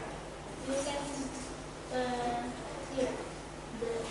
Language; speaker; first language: English; non-native, fluent; Indonesian